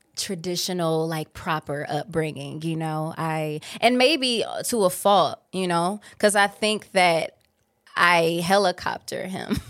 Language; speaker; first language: English; native; English